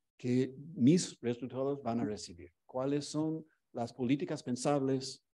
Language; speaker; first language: Spanish; non-native, fluent; English